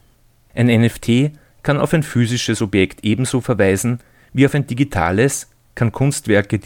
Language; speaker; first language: German; native; German